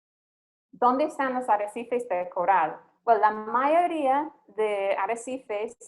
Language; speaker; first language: Spanish; non-native, fluent; English